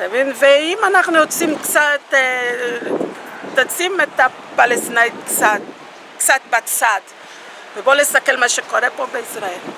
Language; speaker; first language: Hebrew; non-native, fluent; Portuguese